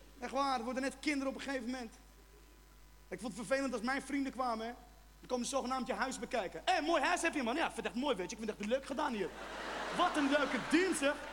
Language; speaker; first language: Dutch; non-native, fluent; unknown